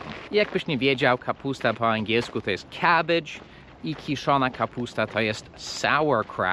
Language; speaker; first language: Polish; early bilingual, heritage; Polish